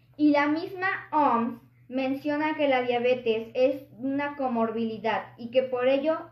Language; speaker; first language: Spanish; native; Spanish